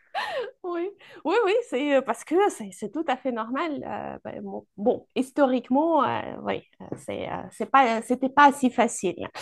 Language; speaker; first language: French; non-native, fluent; Ukrainian